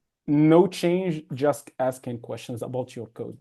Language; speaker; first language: English; non-native, fluent; Arabic